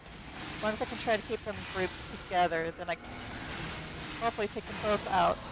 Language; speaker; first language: English; native; English